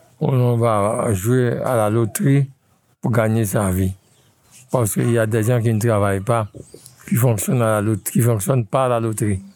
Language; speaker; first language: French; non-native, local second language; Haitian Creole